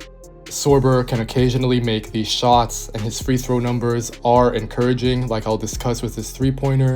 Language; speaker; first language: English; native; English